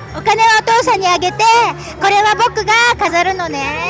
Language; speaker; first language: Japanese; native; Japanese